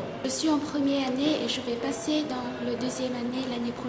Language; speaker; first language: French; non-native, fluent; Vietnamese